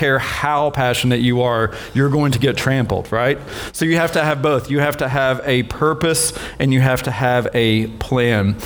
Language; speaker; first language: English; native; English